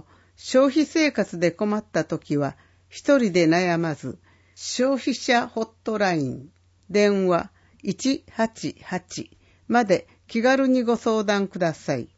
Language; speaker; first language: Japanese; native; Japanese